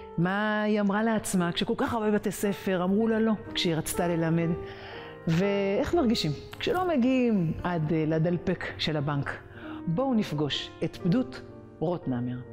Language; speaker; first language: Hebrew; native; Hebrew